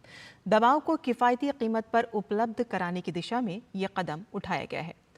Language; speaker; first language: Hindi; native; Hindi